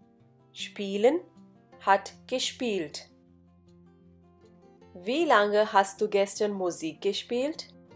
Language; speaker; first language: German; non-native, fluent; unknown